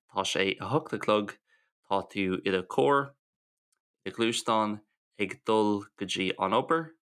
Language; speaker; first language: Irish; non-native, local second language; English